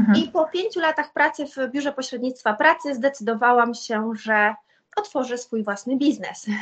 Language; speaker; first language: Polish; native; Polish